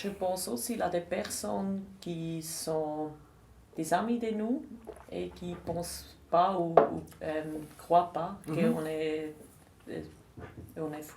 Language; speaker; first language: French; non-native, local second language; German